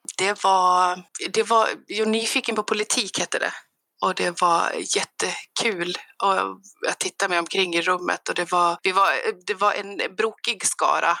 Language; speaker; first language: Swedish; native; Swedish